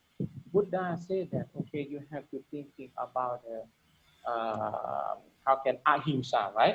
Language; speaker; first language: English; non-native, learner; Lao